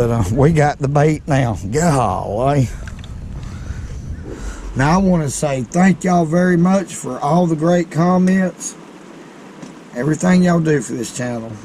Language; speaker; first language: English; native; English